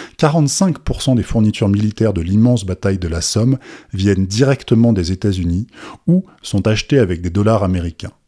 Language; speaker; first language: French; native; French